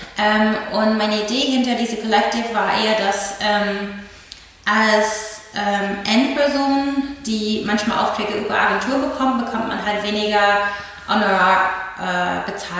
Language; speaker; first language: German; non-native, fluent; English